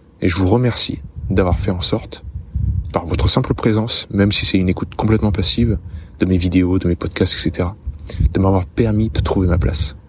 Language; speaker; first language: French; native; French